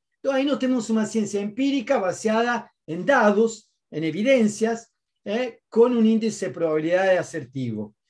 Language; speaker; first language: Spanish; native; Spanish